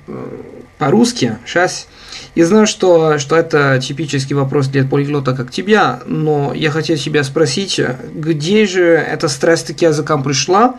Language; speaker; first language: Russian; non-native, fluent; Italian